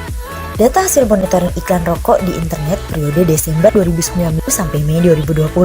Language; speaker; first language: Indonesian; native; Indonesian